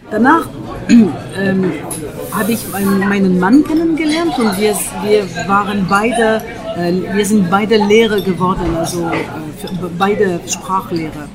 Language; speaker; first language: German; non-native, fluent; French